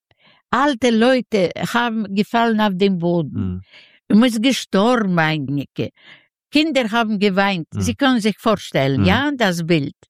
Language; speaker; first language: German; non-native, learner; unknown